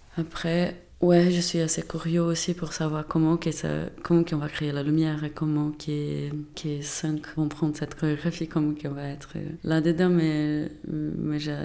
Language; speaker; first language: French; non-native, fluent; Portuguese